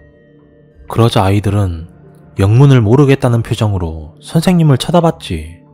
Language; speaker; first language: Korean; native; Korean